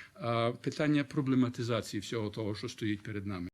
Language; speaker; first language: Ukrainian; early bilingual, heritage; Ukrainian